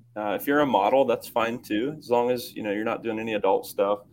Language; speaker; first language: English; native; English